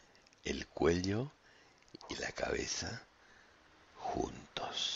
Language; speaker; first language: Spanish; native; Spanish